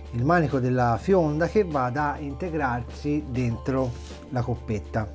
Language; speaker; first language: Italian; native; Italian